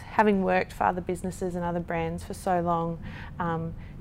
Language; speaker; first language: English; native; English